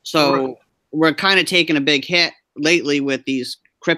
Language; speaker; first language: English; native; English